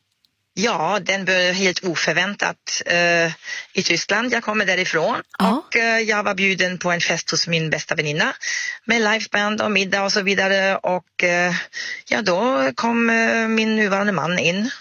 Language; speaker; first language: Swedish; non-native, fluent; German